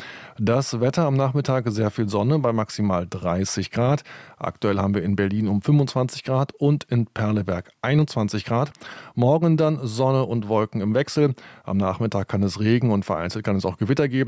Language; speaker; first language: German; native; German